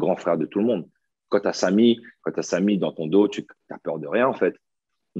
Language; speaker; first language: French; native; French